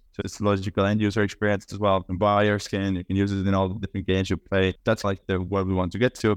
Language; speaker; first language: English; non-native, fluent; Estonian